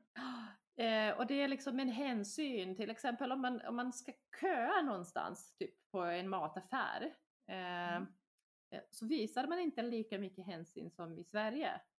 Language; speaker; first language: Swedish; early bilingual, other home language; Bosnian